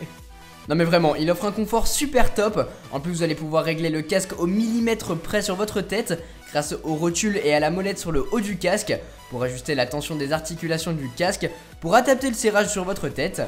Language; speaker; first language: French; native; French